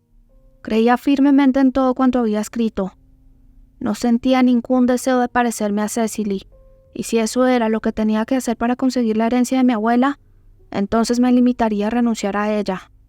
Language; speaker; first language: Spanish; native; Spanish